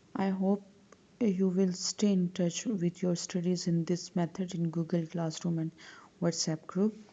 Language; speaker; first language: English; non-native, local second language; Urdu